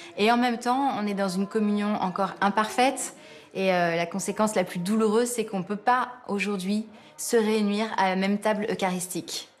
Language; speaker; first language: French; native; French